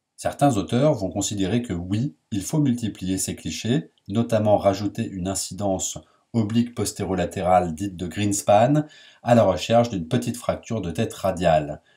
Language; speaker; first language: French; native; French